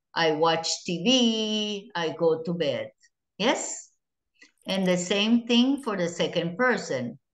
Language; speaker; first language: English; non-native, fluent; Spanish